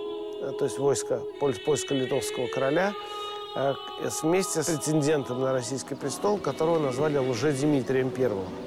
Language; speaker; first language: Russian; native; Russian